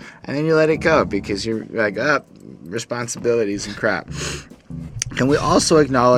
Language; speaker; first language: English; native; English